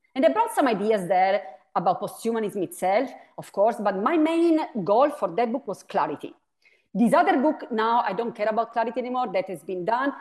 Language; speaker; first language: English; non-native, fluent; Italian